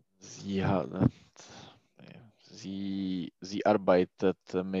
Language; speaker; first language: German; non-native, learner; Czech